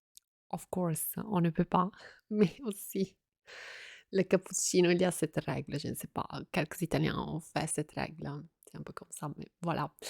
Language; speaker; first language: French; non-native, fluent; Italian